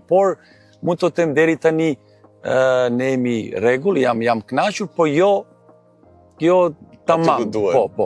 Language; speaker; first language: Albanian; non-native, learner; Serbian